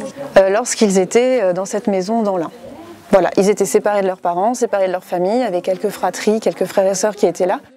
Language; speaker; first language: French; native; French